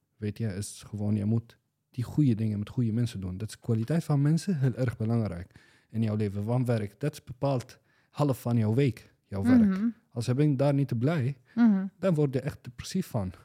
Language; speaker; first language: Dutch; non-native, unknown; Arabic